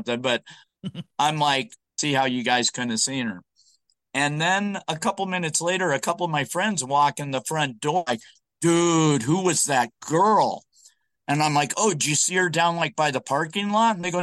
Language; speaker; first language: English; native; English